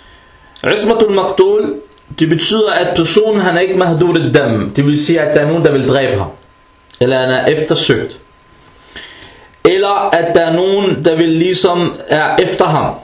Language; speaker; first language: Danish; early bilingual, other home language; Arabic